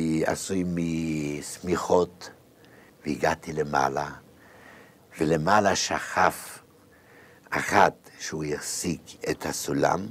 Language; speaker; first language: Hebrew; non-native, fluent; Yiddish